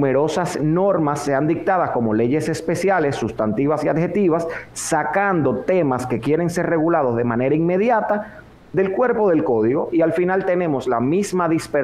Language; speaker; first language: Spanish; native; Spanish